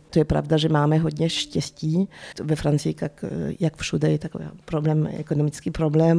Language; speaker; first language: Czech; early bilingual, heritage; French